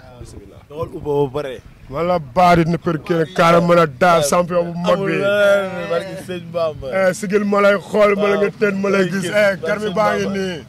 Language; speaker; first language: Wolof; non-native, local second language; Fula